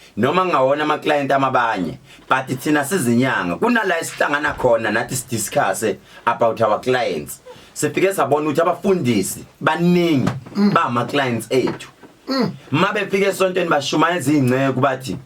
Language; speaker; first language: Zulu; native; Zulu